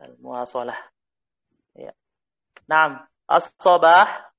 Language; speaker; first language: Arabic; non-native, fluent; Indonesian